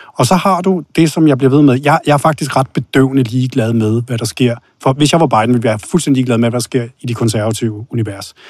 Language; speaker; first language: Danish; native; Danish